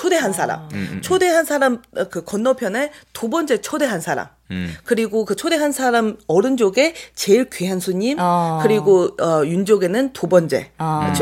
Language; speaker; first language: Korean; non-native, fluent; Chinese